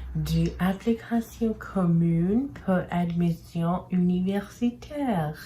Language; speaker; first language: French; non-native, learner; English